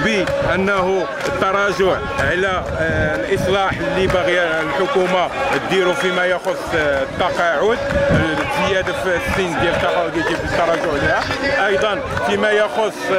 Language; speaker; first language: Arabic; native; Arabic